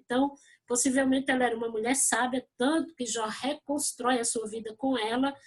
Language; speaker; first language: Portuguese; native; Portuguese